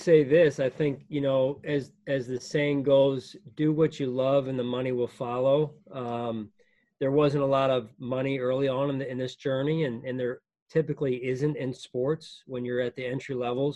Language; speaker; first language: English; native; English